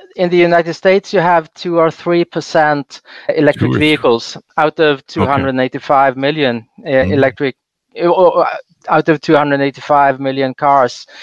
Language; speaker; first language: English; non-native, fluent; Swedish